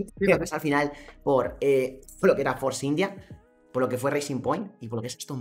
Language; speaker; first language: Spanish; native; Spanish